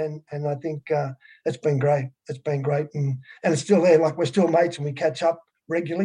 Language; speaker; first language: English; native; English